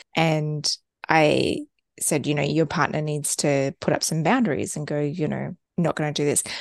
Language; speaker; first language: English; native; English